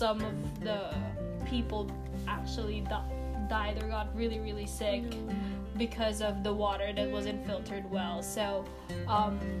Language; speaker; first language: English; non-native, local second language; Filipino